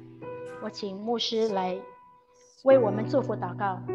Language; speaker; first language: Chinese; early bilingual, heritage; Chinese